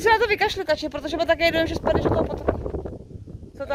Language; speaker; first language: Czech; native; Czech